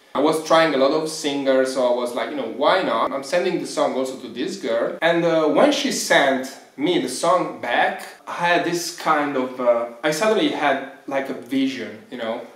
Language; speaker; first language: English; non-native, fluent; Italian